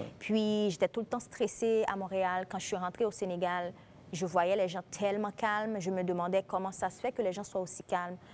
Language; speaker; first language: French; non-native, local second language; Haitian Creole